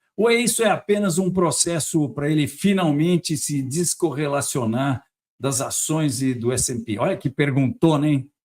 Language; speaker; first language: Portuguese; native; Portuguese